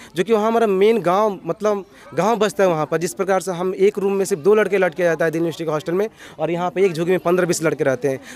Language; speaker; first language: Hindi; native; Hindi